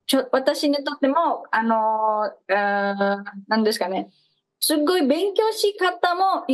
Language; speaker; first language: Japanese; non-native, fluent; Indonesian